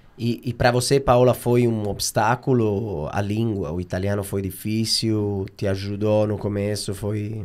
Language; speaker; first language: Portuguese; non-native, fluent; Italian